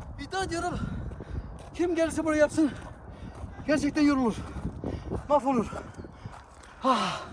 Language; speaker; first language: Turkish; early bilingual, heritage; Turkish